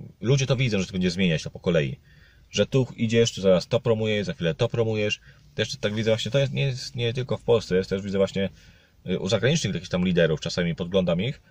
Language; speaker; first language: Polish; native; Polish